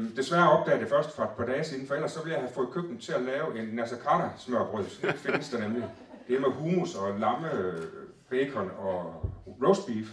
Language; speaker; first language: Danish; native; Danish